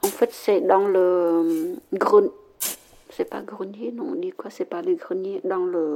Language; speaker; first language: French; non-native, learner; Khmer